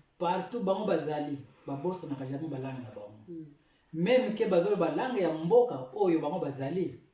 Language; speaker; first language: Lingala; early bilingual, heritage; Lingala